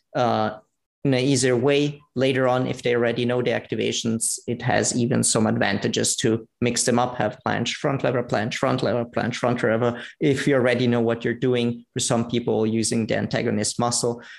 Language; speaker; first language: English; non-native, fluent; Italian